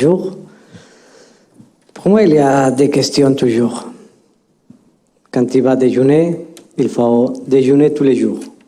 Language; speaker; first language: French; non-native, fluent; Spanish